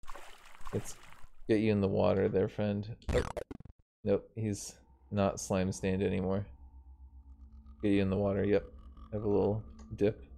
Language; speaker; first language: English; native; English